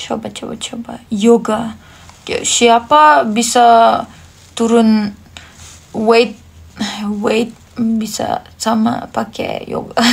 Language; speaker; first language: Indonesian; non-native, fluent; Turkish